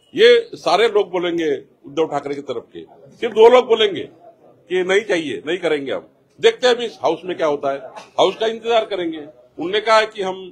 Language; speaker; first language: Hindi; non-native, local second language; Marathi